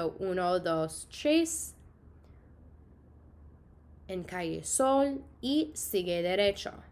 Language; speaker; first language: Spanish; non-native, fluent; English